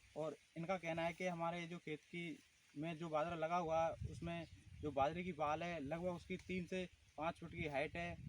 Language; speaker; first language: Hindi; native; Hindi